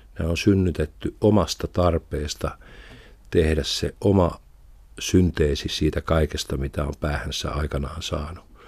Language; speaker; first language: Finnish; native; Finnish